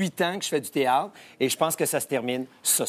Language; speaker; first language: French; native; French